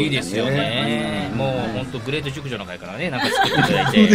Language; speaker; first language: Japanese; native; Japanese